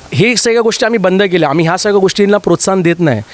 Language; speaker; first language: Marathi; native; Marathi